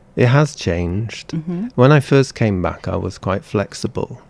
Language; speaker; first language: English; native; English